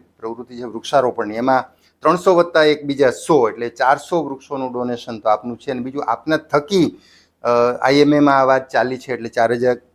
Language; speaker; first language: Gujarati; native; Gujarati